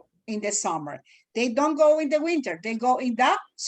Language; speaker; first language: English; non-native, fluent; Spanish